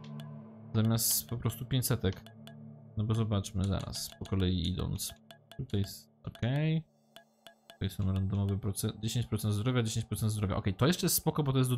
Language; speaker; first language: Polish; native; Polish